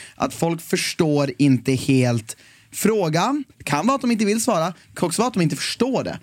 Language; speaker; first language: Swedish; native; Swedish